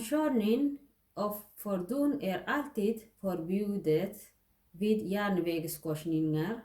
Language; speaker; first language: Swedish; non-native, learner; Tigrinya